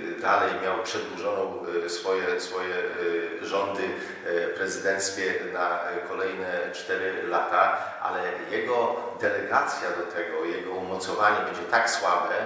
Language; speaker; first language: Polish; native; Polish